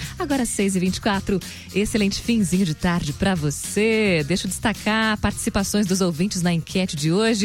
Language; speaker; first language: Portuguese; native; Portuguese